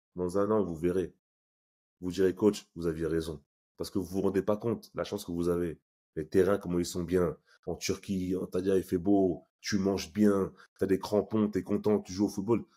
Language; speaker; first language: French; native; French